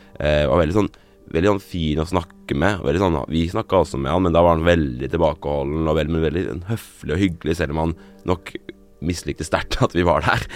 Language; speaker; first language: Norwegian; native; Norwegian